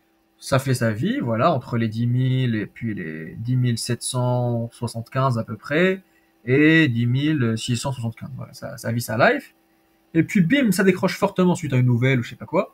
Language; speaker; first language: French; native; French